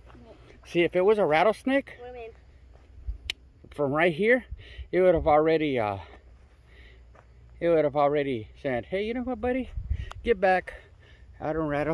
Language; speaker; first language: English; native; English